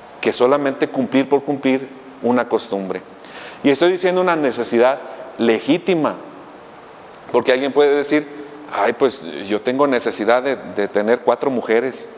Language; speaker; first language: Spanish; native; Spanish